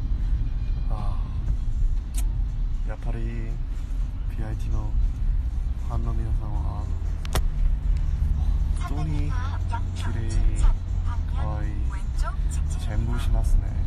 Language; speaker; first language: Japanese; non-native, learner; Korean